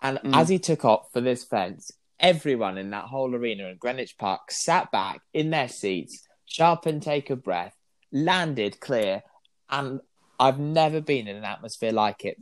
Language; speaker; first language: English; native; English